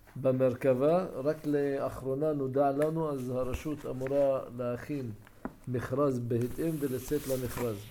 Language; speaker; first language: Hebrew; non-native, local second language; Arabic